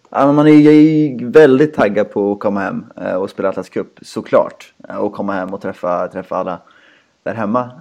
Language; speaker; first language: Swedish; native; Swedish